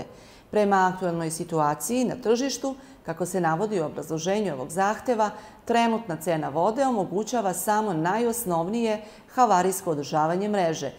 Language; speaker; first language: Serbian; native; Serbian